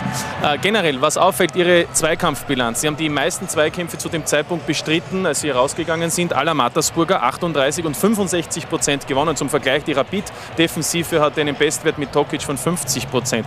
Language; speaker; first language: German; native; German